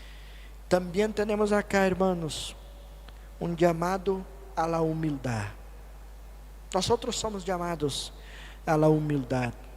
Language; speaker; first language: Spanish; non-native, fluent; Portuguese